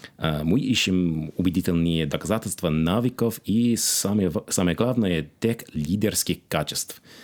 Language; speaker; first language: Russian; non-native, fluent; English